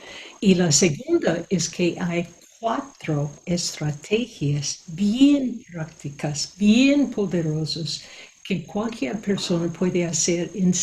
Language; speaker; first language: Spanish; non-native, fluent; English